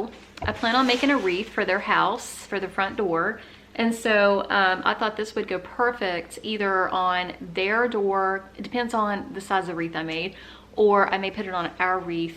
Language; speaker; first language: English; native; English